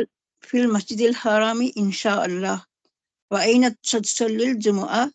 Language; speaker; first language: Arabic; non-native, learner; Tamil